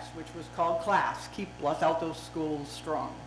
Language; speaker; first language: English; native; English